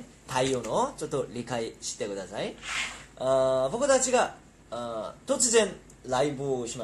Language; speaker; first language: Japanese; non-native, learner; Korean